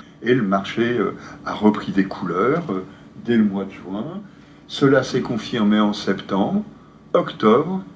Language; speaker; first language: French; native; French